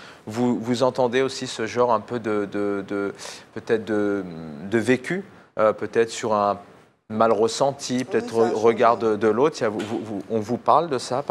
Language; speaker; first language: French; native; French